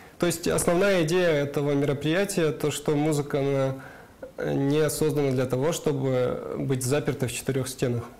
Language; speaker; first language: Russian; non-native, local second language; Karachay-Balkar